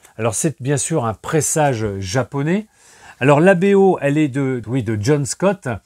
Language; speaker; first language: French; native; French